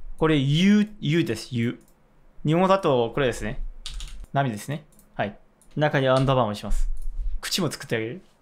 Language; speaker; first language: Japanese; non-native, fluent; Korean